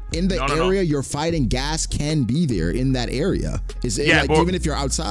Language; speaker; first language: English; native; English